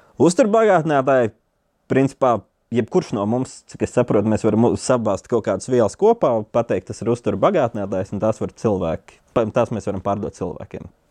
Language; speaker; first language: Latvian; native; Latvian